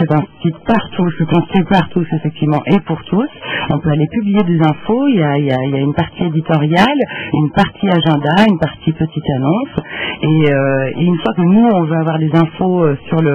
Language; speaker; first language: French; native; French